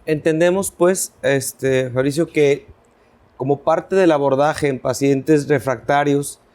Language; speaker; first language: Spanish; native; Spanish